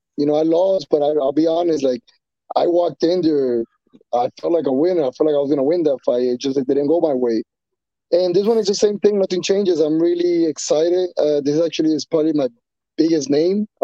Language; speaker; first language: English; non-native, fluent; Spanish